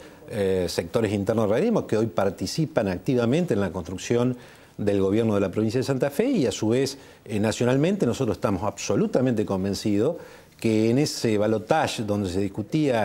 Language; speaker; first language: Spanish; native; Spanish